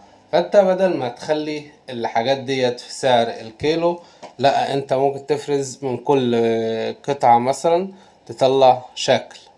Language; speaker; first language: Arabic; native; Arabic